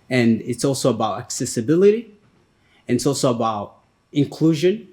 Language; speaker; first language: English; non-native, fluent; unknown